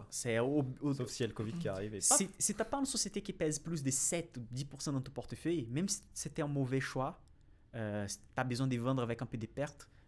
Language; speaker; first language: French; non-native, fluent; Portuguese